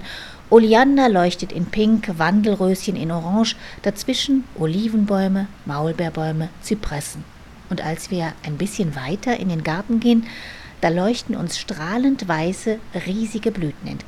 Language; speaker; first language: German; native; German